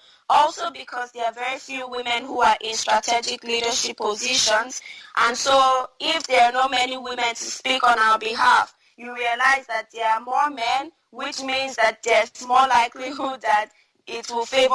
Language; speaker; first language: English; non-native, local second language; Hausa